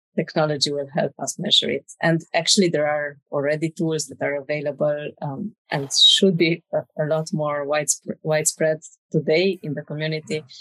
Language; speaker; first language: English; non-native, fluent; Romanian